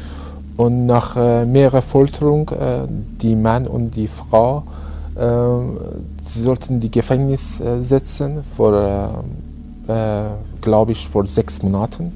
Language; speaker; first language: German; non-native, learner; Persian